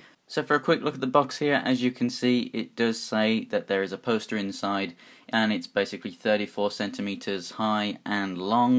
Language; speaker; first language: English; native; English